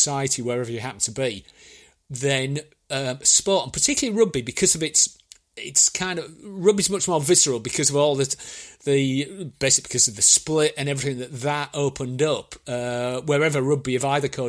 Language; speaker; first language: English; native; English